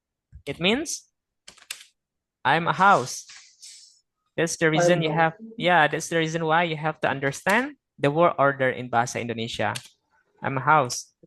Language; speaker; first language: English; non-native, fluent; Indonesian